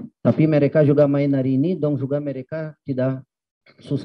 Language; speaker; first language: Indonesian; non-native, fluent; Portuguese